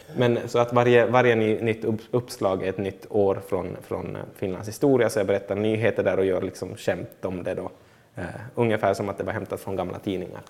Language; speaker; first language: Swedish; native; Swedish